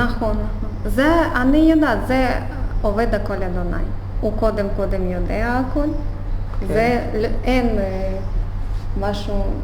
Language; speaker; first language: Hebrew; non-native, learner; Ukrainian